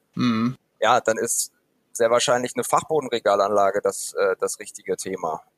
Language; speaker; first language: German; native; German